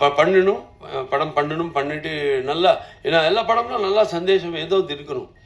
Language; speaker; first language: Tamil; non-native, local second language; Telugu